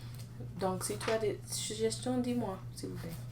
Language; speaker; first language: French; non-native, learner; English